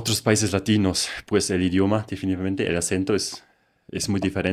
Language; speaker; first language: Spanish; non-native, fluent; German